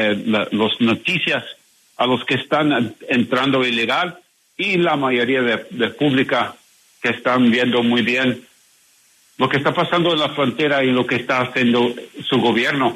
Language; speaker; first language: Spanish; non-native, learner; English